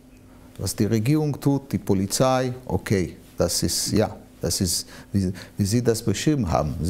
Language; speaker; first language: German; non-native, fluent; Hebrew